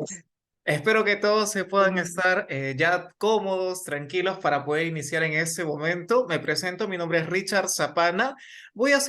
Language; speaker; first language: Spanish; native; Spanish